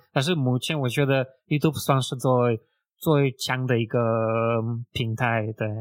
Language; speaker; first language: Chinese; non-native, fluent; Russian